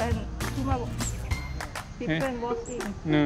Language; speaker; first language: English; non-native, learner; Thai